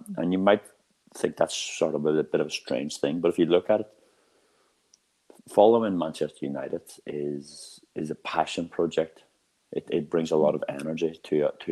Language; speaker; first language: English; native; English